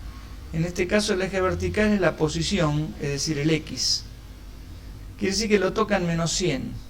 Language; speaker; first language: Spanish; native; Spanish